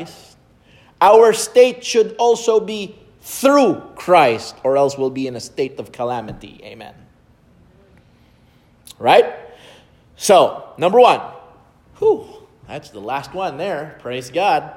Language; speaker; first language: English; non-native, local second language; Filipino